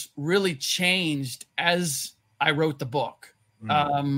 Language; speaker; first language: English; native; English